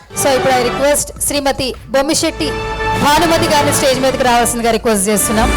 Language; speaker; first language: Telugu; native; Telugu